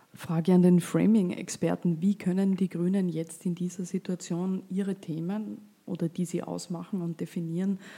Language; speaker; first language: German; native; German